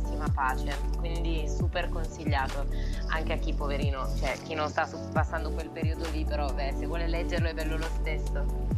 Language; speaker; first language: Italian; native; Italian